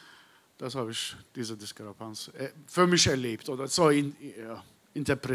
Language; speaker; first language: German; non-native, learner; Turkish